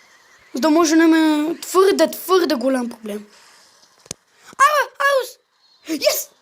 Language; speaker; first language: Bulgarian; native; Bulgarian